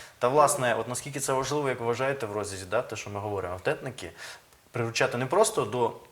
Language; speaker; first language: Ukrainian; native; Ukrainian